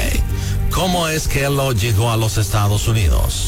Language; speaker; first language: Spanish; non-native, learner; English